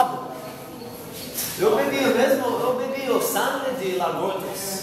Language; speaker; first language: Portuguese; non-native, learner; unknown